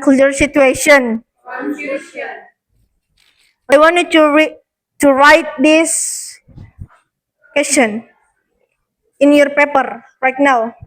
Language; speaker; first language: English; non-native, learner; Indonesian